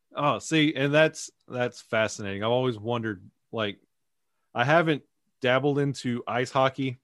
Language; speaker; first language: English; native; English